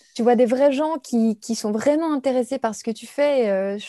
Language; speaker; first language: French; native; French